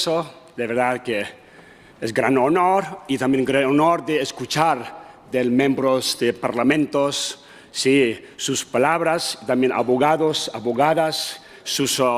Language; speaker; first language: Spanish; non-native, learner; Tibetan